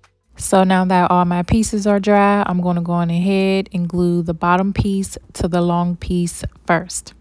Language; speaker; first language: English; native; English